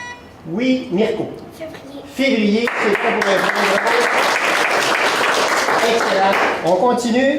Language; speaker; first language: French; native; French